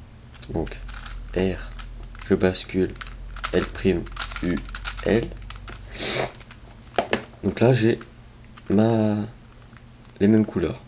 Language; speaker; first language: French; native; French